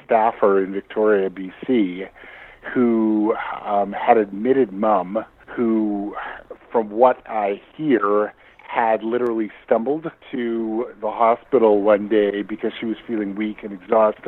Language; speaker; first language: English; native; English